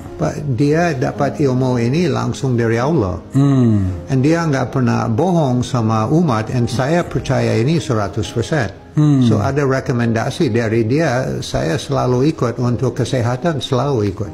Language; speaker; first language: Indonesian; non-native, fluent; English